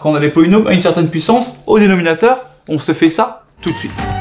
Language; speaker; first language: French; native; French